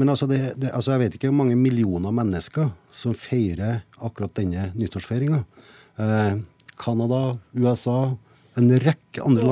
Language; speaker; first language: Norwegian; native; Norwegian